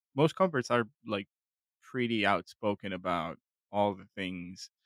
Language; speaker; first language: English; non-native, fluent; Spanish